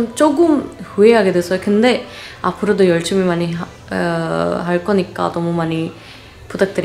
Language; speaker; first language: Korean; non-native, learner; English